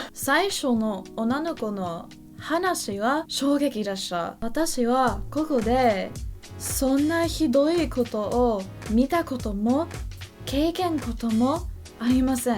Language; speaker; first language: Japanese; non-native, learner; English